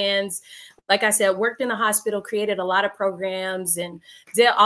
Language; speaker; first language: English; native; English